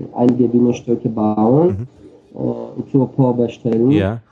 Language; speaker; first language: German; non-native, learner; Armenian